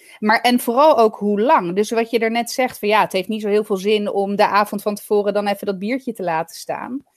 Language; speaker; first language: Dutch; early bilingual, other home language; Italian